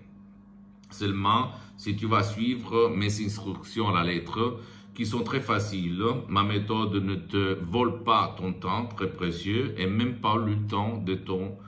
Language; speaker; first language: French; non-native, fluent; Italian